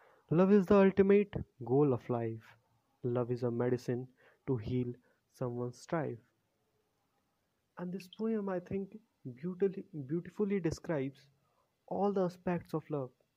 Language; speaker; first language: English; non-native, local second language; Hindi